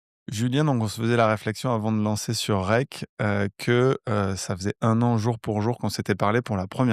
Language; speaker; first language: French; native; French